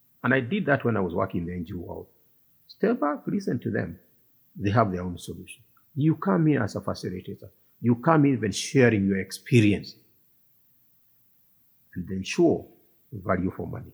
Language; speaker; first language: English; non-native, local second language; Kikuyu